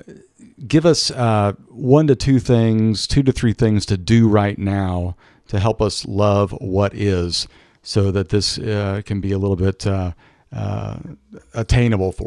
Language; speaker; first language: English; native; English